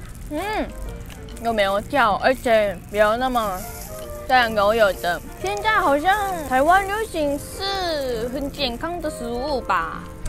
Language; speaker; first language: Chinese; non-native, fluent; Korean